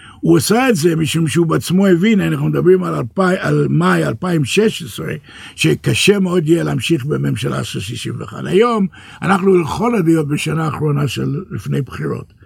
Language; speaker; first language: Hebrew; early bilingual, other home language; English